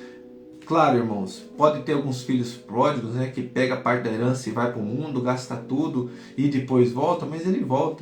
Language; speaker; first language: Portuguese; native; Portuguese